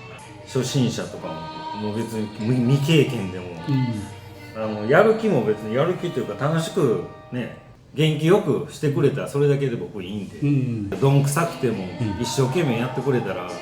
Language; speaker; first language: Japanese; native; Japanese